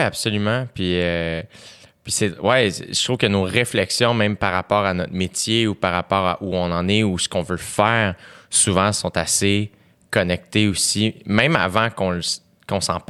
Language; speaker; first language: French; native; French